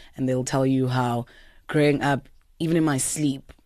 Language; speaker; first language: English; native; English